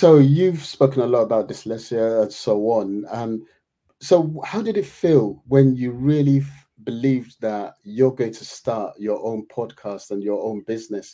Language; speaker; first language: English; native; English